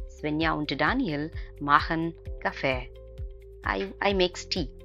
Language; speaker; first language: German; non-native, fluent; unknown